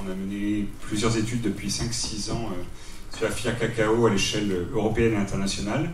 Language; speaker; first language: French; native; French